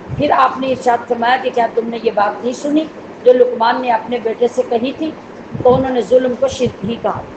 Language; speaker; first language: Urdu; non-native, local second language; Punjabi